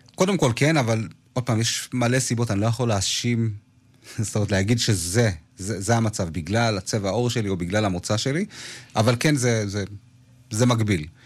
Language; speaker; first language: Hebrew; early bilingual, other home language; Amharic